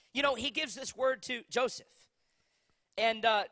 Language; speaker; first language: English; native; English